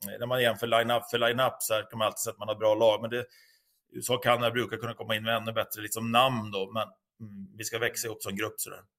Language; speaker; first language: Swedish; native; Swedish